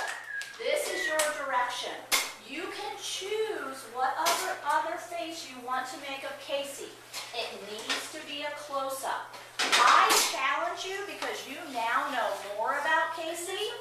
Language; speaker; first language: English; native; English